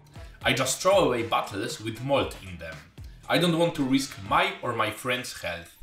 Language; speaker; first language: English; non-native, fluent; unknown